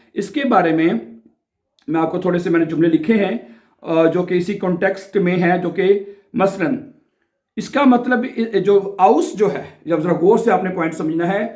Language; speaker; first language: Urdu; non-native, local second language; Punjabi